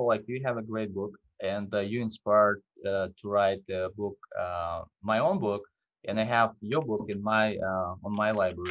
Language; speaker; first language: English; non-native, fluent; Russian